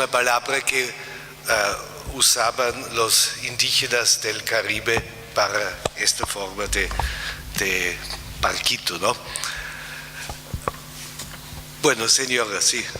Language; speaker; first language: Spanish; non-native, fluent; German